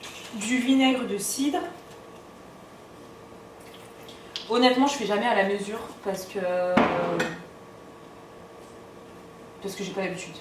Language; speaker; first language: French; native; French